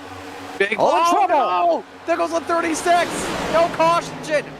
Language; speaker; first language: English; native; English